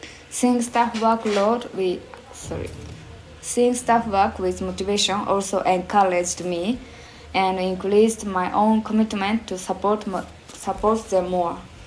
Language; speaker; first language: English; non-native, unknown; Japanese